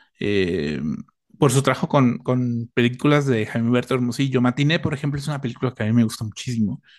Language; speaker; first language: Spanish; native; Spanish